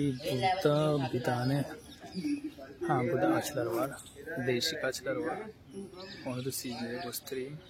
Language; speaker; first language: Turkish; non-native, fluent; Hindi